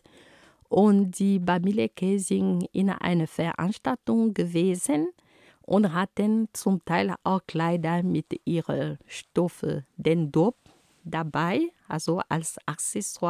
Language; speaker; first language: German; non-native, fluent; Ghomala